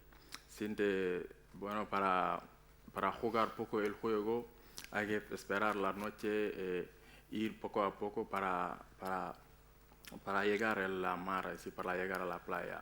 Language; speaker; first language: Spanish; non-native, learner; Wolof